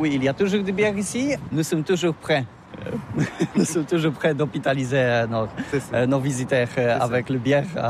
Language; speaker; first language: French; non-native, learner; Polish